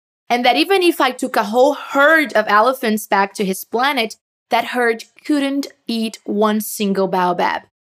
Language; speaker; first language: English; non-native, fluent; Portuguese